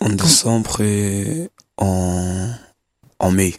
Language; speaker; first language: French; non-native, learner; Kabuverdianu